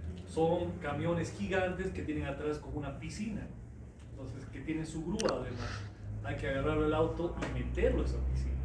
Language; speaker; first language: Spanish; native; Spanish